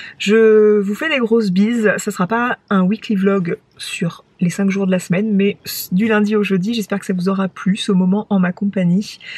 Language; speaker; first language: French; native; French